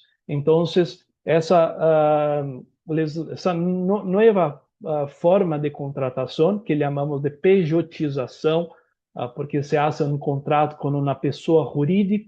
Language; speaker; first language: Spanish; non-native, learner; Portuguese